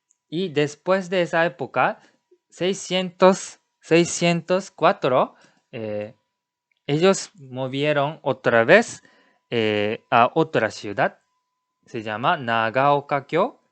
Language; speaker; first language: Spanish; non-native, learner; Japanese